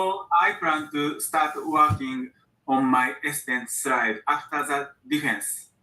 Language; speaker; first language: English; non-native, learner; Japanese